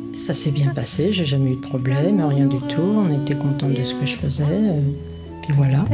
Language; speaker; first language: French; native; French